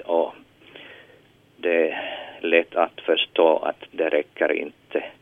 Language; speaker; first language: Swedish; non-native, local second language; Finnish